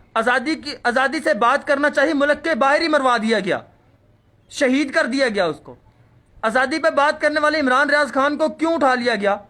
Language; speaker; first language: Urdu; non-native, local second language; Punjabi